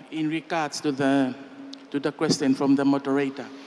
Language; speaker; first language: English; non-native, fluent; Tongan